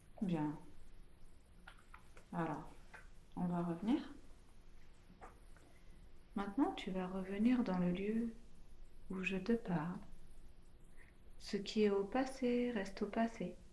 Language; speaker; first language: French; native; French